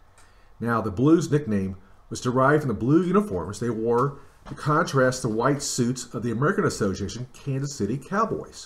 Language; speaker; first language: English; native; English